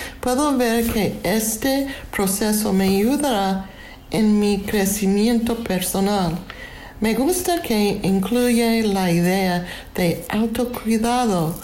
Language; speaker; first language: Spanish; non-native, learner; English